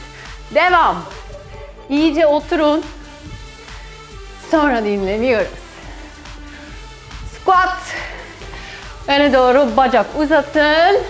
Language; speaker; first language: Turkish; non-native, fluent; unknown